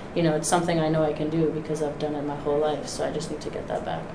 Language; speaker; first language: English; native; English